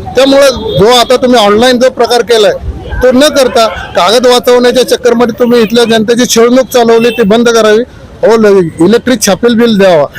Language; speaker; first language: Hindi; non-native, local second language; Marathi